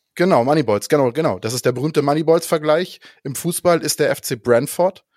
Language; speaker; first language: German; non-native, fluent; Danish